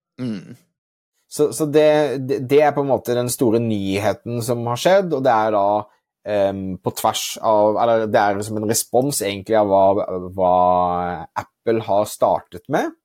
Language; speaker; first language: Norwegian; native; Norwegian